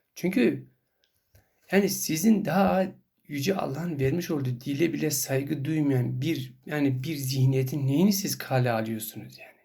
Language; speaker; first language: Turkish; non-native, local second language; Kurdish